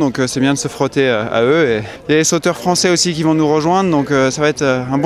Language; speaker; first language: French; native; French